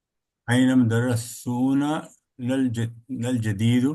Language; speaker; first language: Arabic; non-native, learner; Urdu